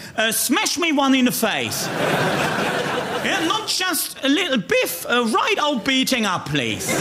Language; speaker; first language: English; non-native, fluent; German